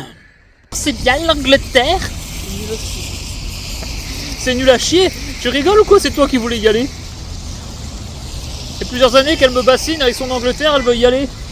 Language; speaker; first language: French; native; French